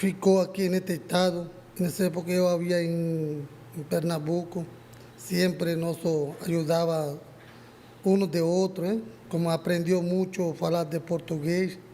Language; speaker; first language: Portuguese; non-native, learner; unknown